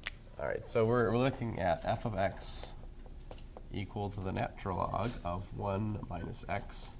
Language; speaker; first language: English; native; English